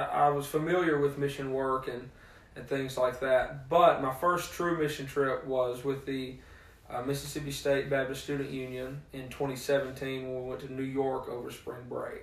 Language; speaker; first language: English; native; English